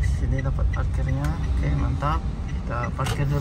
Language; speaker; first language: Indonesian; native; Indonesian